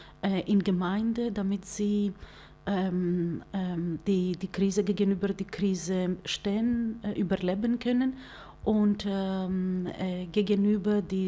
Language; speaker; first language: German; non-native, fluent; Greek